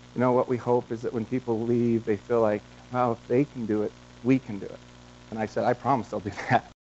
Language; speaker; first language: English; native; English